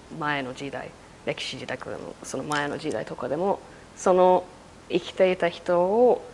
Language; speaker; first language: Japanese; non-native, fluent; English